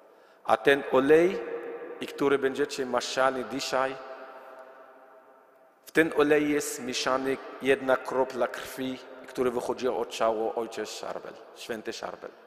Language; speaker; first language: Polish; non-native, learner; Arabic